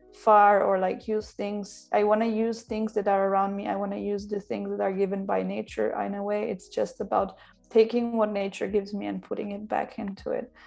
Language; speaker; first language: English; non-native, fluent; Italian